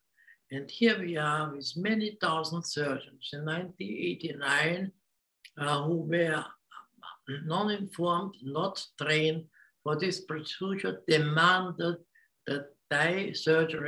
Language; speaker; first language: English; non-native, fluent; Hungarian